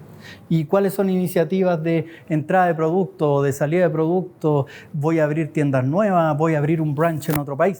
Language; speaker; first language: Spanish; native; Spanish